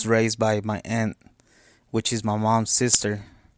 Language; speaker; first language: English; non-native, fluent; Spanish